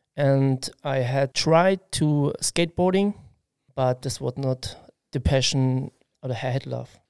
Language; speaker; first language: English; non-native, learner; German